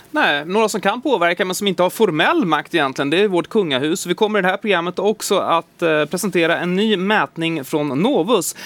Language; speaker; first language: Swedish; native; Swedish